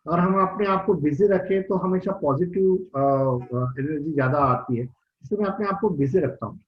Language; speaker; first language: Hindi; non-native, local second language; Marathi